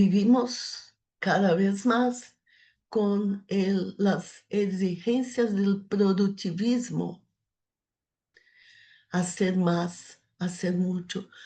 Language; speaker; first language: Spanish; non-native, fluent; Portuguese